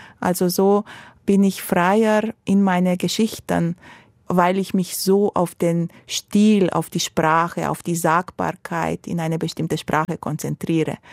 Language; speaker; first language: German; non-native, fluent; Romanian